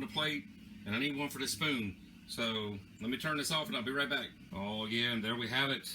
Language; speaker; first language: English; native; English